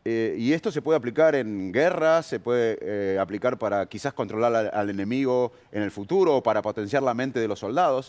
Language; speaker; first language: Spanish; native; Spanish